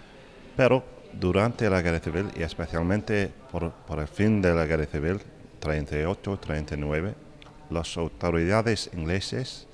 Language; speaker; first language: Spanish; non-native, fluent; English